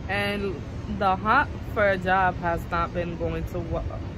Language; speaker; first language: English; native; English